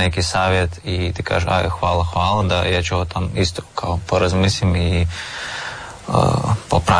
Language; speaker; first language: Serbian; non-native, learner; Russian